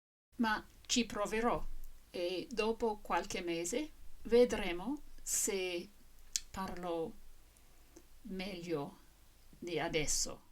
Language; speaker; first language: Italian; non-native, fluent; English